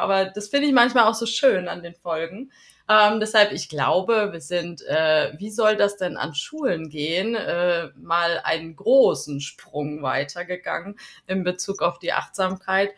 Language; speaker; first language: German; native; German